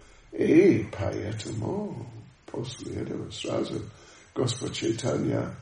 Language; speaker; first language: Russian; non-native, learner; English